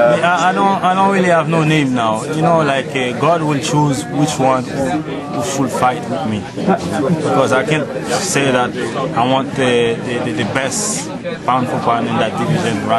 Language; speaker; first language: English; non-native, fluent; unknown